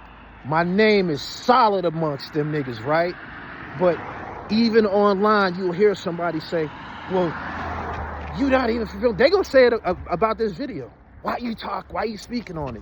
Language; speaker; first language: English; native; English